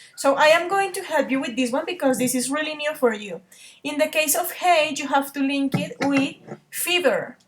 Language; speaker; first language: English; non-native, fluent; Spanish